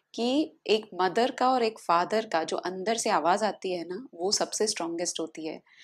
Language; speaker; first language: Hindi; native; Hindi